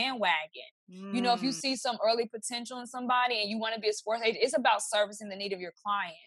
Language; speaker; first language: English; native; English